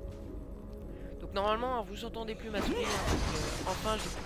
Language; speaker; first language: French; native; French